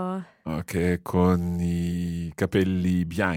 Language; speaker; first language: Italian; non-native, fluent; English